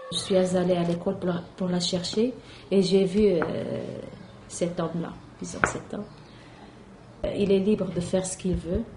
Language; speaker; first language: French; non-native, local second language; Arabic